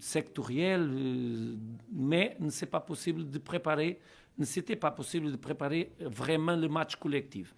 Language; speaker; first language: French; non-native, learner; Portuguese